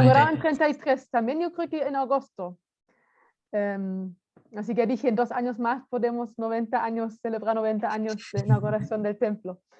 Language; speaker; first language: Spanish; non-native, fluent; German